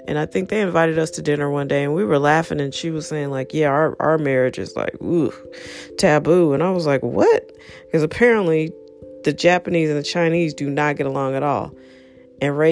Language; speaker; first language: English; native; English